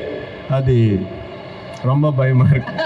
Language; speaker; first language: Tamil; non-native, learner; Telugu